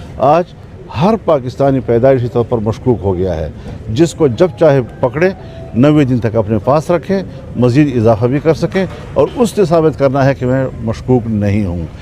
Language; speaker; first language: Urdu; non-native, local second language; Pashto